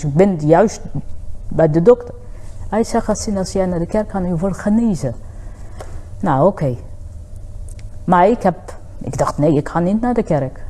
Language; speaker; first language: Dutch; non-native, fluent; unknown